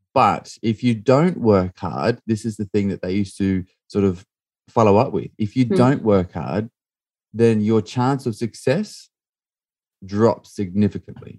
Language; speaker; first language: English; native; English